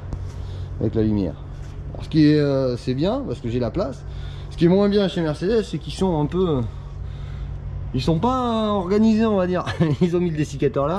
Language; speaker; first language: French; native; French